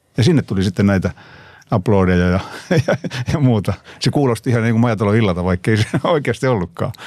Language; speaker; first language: Finnish; native; Finnish